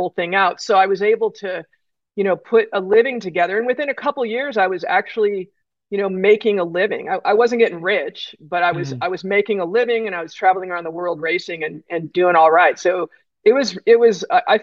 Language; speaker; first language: English; native; English